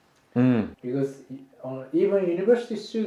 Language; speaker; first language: English; non-native, fluent; Japanese